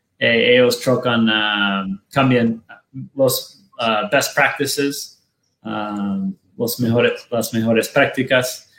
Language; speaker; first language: Spanish; non-native, learner; Portuguese